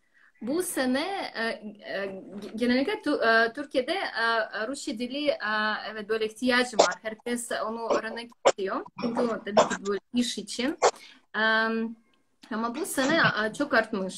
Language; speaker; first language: Turkish; non-native, learner; Russian